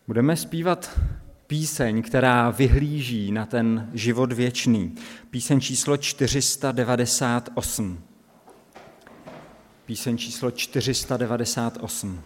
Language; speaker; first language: Czech; native; Czech